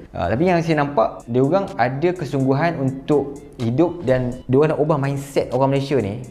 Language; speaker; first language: Malay; native; Malay